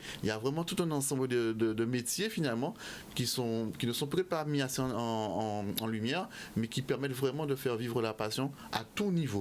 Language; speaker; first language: French; native; French